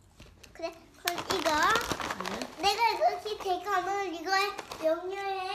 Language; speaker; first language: Korean; early bilingual, heritage; Korean